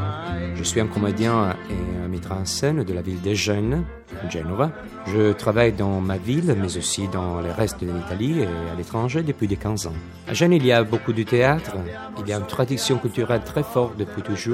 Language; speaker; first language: French; non-native, fluent; Italian